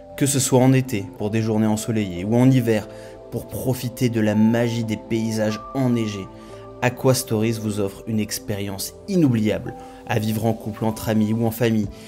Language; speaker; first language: French; native; French